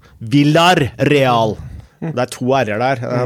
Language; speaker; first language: Norwegian; native; Norwegian